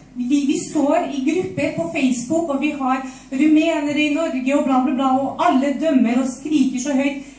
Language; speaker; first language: Norwegian; non-native, fluent; Romanian